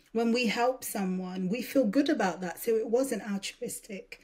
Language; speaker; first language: English; early bilingual, other home language; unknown